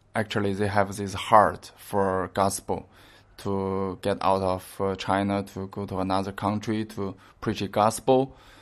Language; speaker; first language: English; non-native, fluent; Chinese